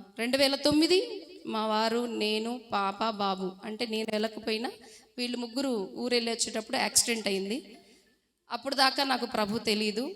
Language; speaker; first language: Telugu; non-native, fluent; Hindi